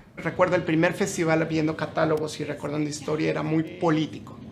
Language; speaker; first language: Spanish; native; Spanish